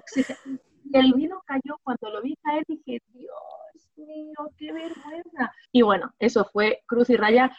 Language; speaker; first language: Spanish; native; Spanish